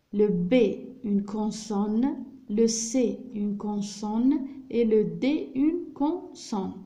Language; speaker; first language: French; non-native, local second language; Arabic